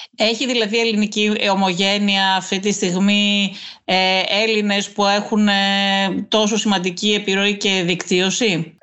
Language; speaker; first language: Greek; native; Greek